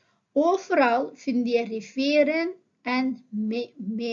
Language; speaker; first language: Dutch; non-native, fluent; Uyghur